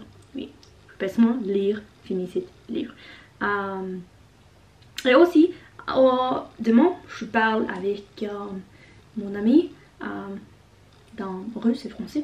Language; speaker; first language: French; non-native, learner; Norwegian